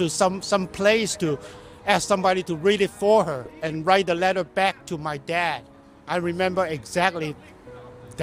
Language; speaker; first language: English; non-native, local second language; Cantonese